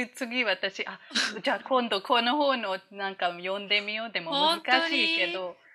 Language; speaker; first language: Japanese; non-native, fluent; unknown